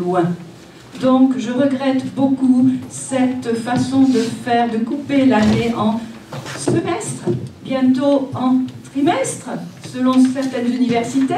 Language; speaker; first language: French; native; French